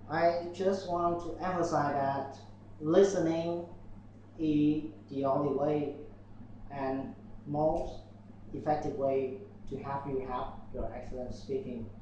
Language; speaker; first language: English; non-native, learner; Vietnamese